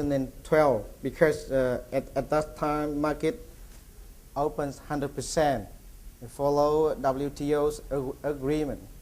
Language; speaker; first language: English; non-native, learner; Vietnamese